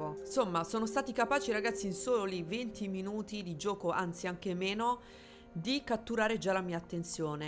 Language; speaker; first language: Italian; native; Italian